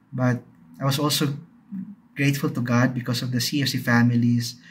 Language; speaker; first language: English; non-native, local second language; Bikol